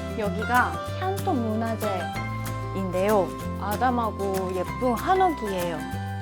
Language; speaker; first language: Korean; non-native, fluent; Japanese